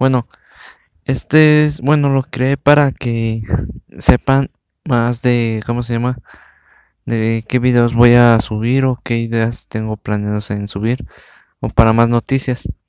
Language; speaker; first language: Spanish; native; Spanish